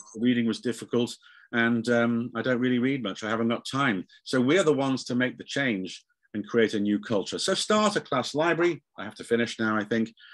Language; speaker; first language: English; native; English